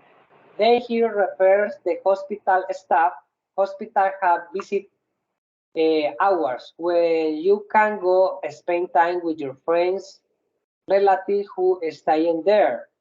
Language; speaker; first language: English; non-native, learner; Spanish